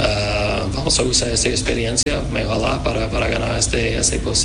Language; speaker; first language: Spanish; non-native, fluent; English